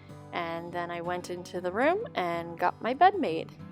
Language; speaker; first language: English; native; English